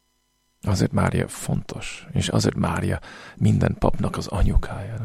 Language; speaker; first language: Hungarian; non-native, fluent; English